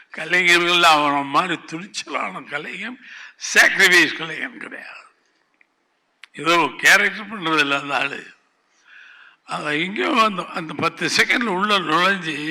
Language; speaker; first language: Tamil; native; Tamil